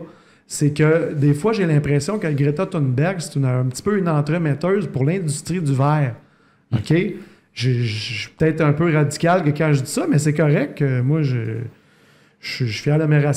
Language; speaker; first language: French; native; French